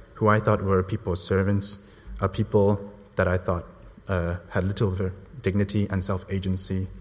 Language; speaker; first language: English; non-native, local second language; Cantonese